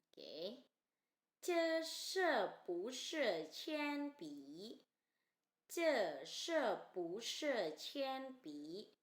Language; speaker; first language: Chinese; non-native, fluent; Indonesian